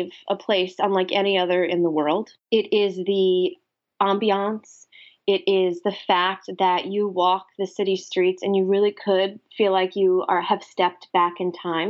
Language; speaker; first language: English; native; English